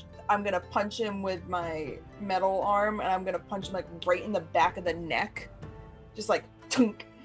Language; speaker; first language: English; native; English